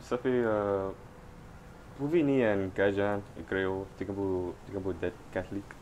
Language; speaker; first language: French; non-native, learner; English